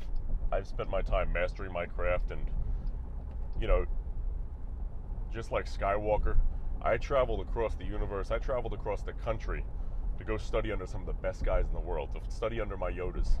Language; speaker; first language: English; native; English